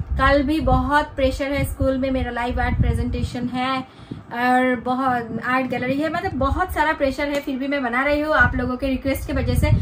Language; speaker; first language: Hindi; non-native, local second language; Bangla